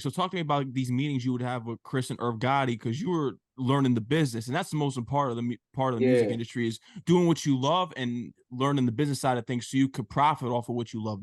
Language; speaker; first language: English; native; English